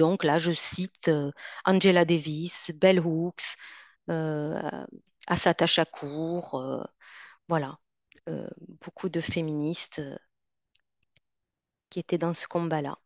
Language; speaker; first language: French; native; French